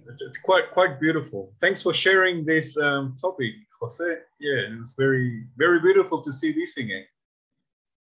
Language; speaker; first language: English; non-native, learner; Spanish